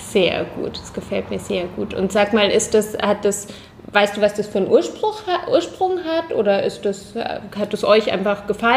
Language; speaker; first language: German; native; German